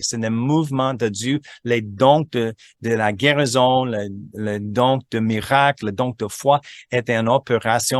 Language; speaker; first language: French; non-native, fluent; English